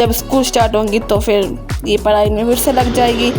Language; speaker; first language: Hindi; native; Hindi